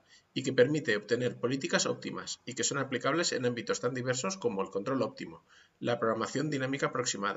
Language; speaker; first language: Spanish; native; Spanish